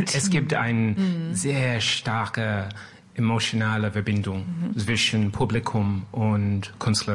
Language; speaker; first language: German; non-native, learner; French